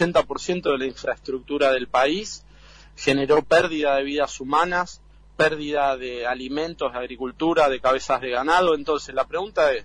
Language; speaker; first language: Spanish; native; Spanish